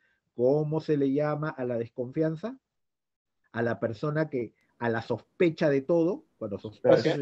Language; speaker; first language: Spanish; native; Spanish